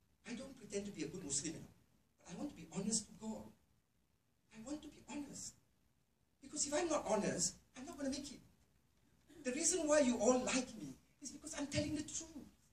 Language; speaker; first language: English; non-native, local second language; Malay